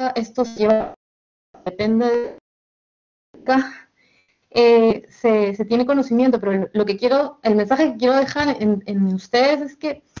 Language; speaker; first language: Spanish; native; Spanish